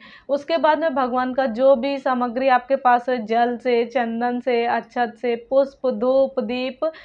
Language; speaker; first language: Hindi; native; Hindi